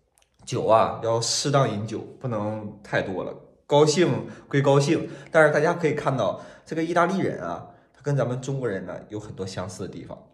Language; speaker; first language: Chinese; native; Chinese